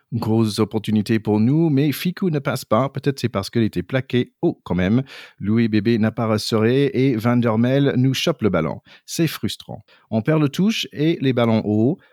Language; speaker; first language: French; non-native, fluent; English